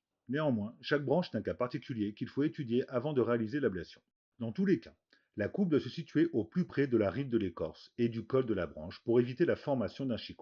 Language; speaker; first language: French; native; French